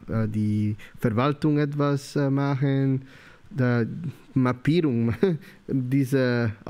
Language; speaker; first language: German; non-native, learner; Spanish